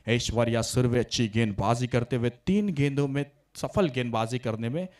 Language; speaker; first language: Hindi; non-native, local second language; Marathi